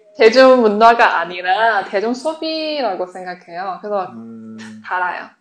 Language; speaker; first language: Korean; non-native, fluent; Chinese